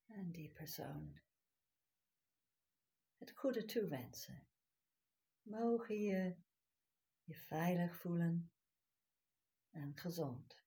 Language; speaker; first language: Dutch; non-native, fluent; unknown